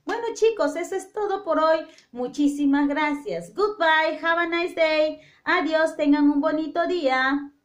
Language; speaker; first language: Spanish; native; Spanish